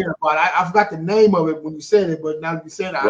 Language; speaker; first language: English; native; English